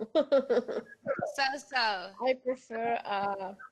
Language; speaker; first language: English; non-native, fluent; Spanish